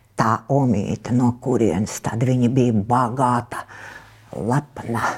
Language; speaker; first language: Latvian; non-native, local second language; Russian